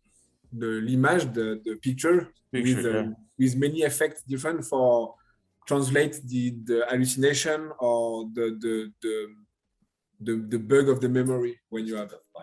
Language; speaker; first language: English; non-native, learner; French